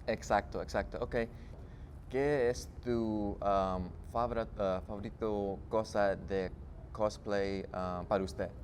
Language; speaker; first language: Spanish; non-native, learner; English